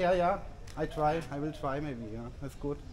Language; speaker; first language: English; non-native, learner; German